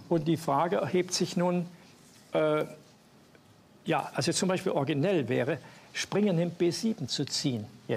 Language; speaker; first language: German; native; German